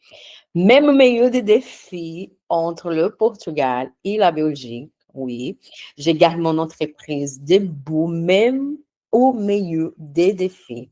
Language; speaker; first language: French; non-native, fluent; Portuguese